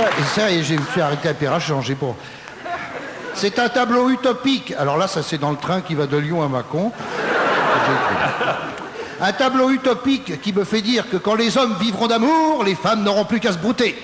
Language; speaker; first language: French; native; French